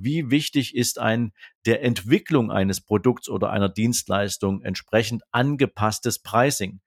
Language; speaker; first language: German; native; German